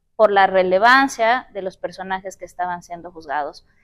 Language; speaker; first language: Spanish; native; Spanish